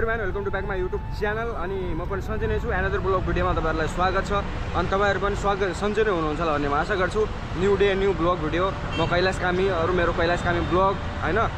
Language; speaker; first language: Nepali; native; Nepali